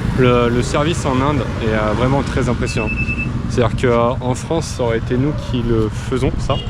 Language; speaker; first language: French; native; French